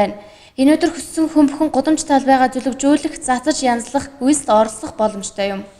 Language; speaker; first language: Mongolian; non-native, local second language; Kazakh